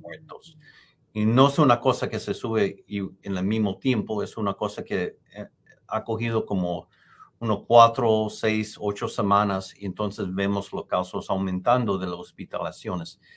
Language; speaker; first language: Spanish; non-native, fluent; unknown